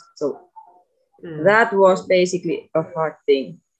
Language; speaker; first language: English; non-native, fluent; Finnish